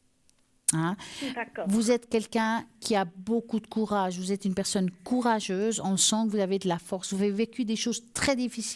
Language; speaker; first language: French; native; French